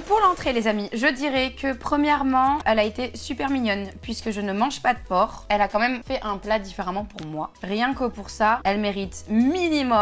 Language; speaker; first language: French; native; French